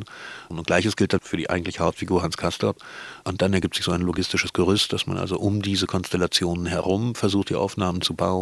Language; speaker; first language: German; native; German